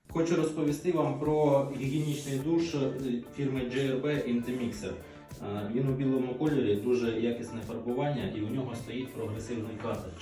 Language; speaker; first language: Ukrainian; native; Ukrainian